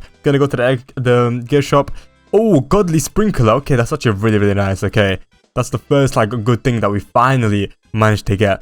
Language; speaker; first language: English; native; English